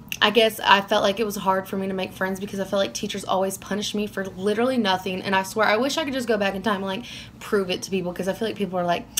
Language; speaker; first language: English; native; English